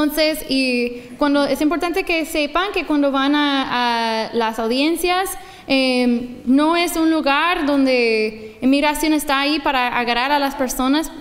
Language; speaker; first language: Spanish; non-native, fluent; English